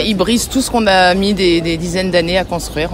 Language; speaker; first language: French; native; French